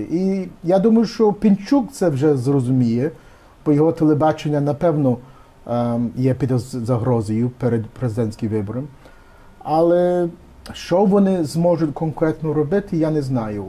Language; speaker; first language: Ukrainian; early bilingual, heritage; Ukrainian